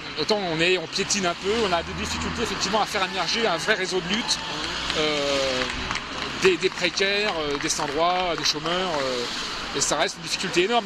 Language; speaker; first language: French; native; French